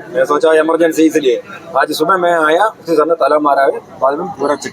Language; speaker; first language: Hindi; non-native, local second language; Malayalam